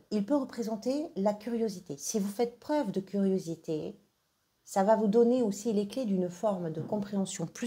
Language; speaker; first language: French; native; French